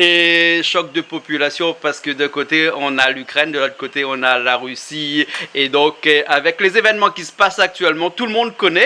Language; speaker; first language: French; native; French